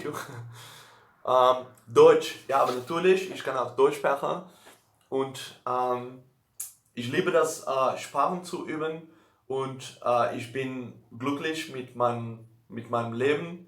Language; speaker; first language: German; non-native, learner; Dutch